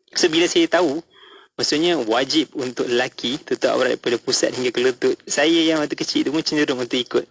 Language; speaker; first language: Malay; non-native, local second language; Tamil